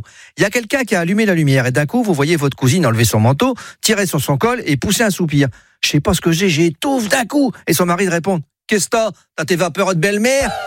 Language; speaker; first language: French; native; French